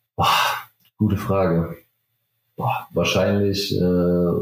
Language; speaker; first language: German; native; German